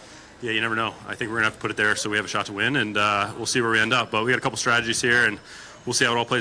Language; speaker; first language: English; native; English